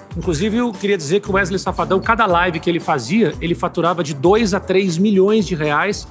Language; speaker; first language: Portuguese; native; Portuguese